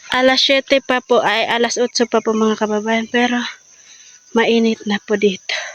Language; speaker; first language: Filipino; non-native, local second language; Cebuano